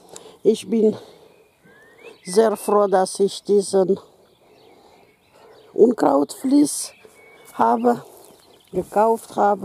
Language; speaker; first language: German; non-native, local second language; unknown